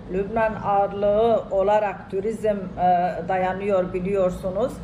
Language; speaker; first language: Turkish; non-native, fluent; Arabic